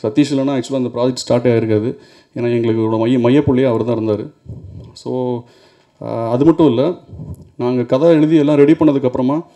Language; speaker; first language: Tamil; native; Tamil